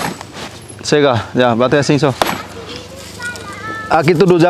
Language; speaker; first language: Portuguese; non-native, learner; Vietnamese